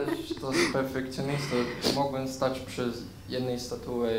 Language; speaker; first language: Polish; early bilingual, heritage; Polish